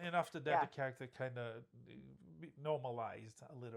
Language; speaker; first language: English; non-native, fluent; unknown